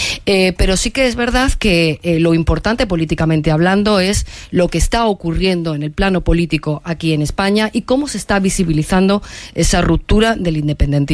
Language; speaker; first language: Spanish; native; Spanish